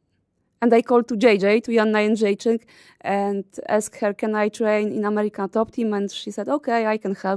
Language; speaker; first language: English; non-native, learner; Polish